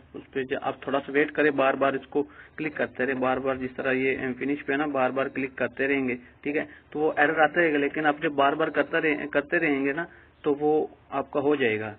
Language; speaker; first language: Urdu; non-native, local second language; Punjabi